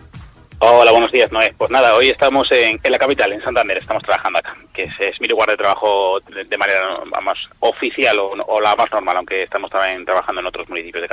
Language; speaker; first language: Spanish; native; Spanish